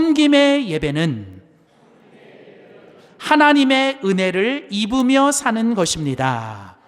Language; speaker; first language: Korean; native; Korean